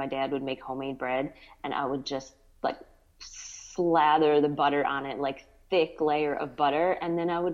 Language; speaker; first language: English; native; English